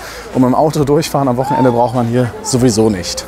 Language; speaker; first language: German; native; German